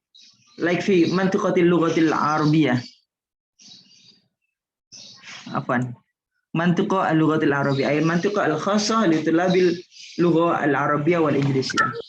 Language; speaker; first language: Arabic; non-native, fluent; Indonesian